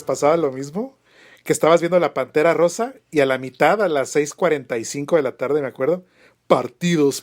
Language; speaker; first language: Spanish; native; Spanish